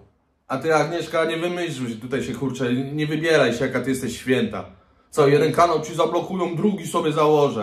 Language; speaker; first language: Polish; native; Polish